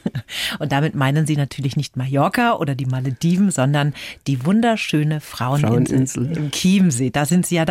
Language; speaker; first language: German; native; German